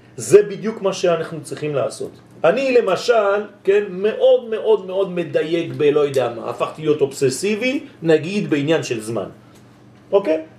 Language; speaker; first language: Hebrew; non-native, fluent; French